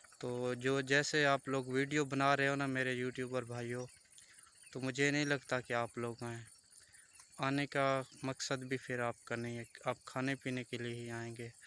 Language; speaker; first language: Urdu; non-native, local second language; Saraiki